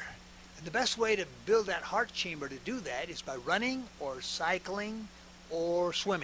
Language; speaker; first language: English; native; English